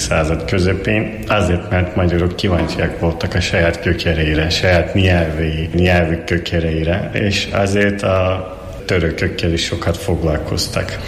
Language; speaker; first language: Hungarian; non-native, fluent; Turkish